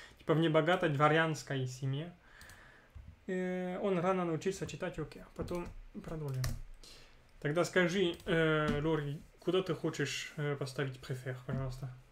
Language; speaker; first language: Russian; non-native, fluent; French